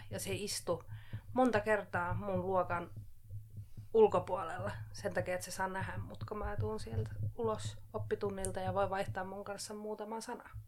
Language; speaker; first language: Finnish; non-native, local second language; Swedish